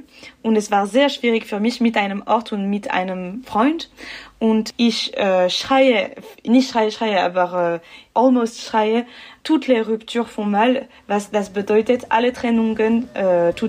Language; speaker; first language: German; non-native, local second language; French